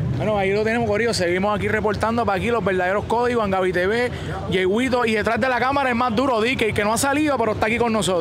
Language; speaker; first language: Spanish; native; Spanish